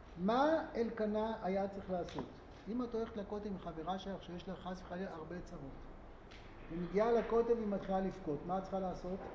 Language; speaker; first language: Hebrew; native; Hebrew